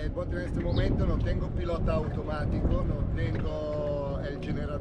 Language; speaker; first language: Spanish; non-native, learner; Italian